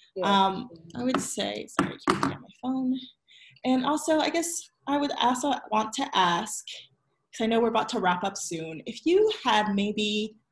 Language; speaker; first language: English; native; English